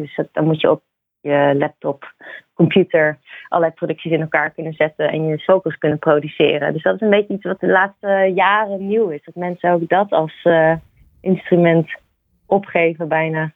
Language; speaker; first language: Dutch; native; Dutch